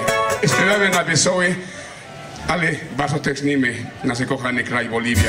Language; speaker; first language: Polish; non-native, learner; Spanish